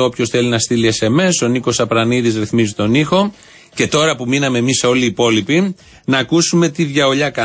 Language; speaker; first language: Greek; native; Greek